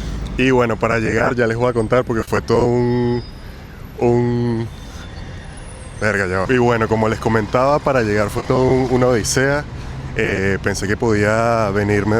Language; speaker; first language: Spanish; native; Spanish